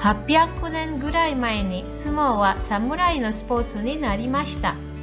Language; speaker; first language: Japanese; non-native, fluent; Indonesian